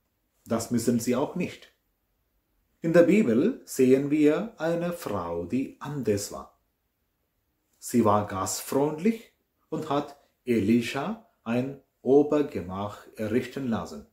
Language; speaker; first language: German; non-native, fluent; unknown